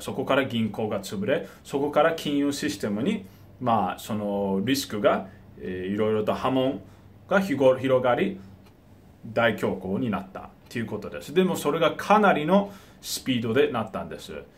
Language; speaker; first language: Japanese; early bilingual, heritage; Japanese